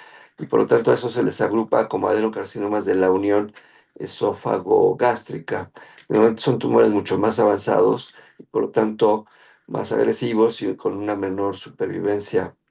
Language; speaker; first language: Spanish; native; Spanish